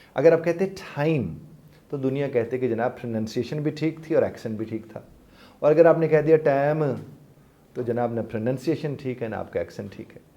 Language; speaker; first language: Urdu; native; Urdu